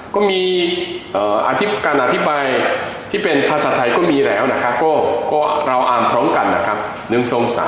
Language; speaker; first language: Thai; non-native, fluent; Korean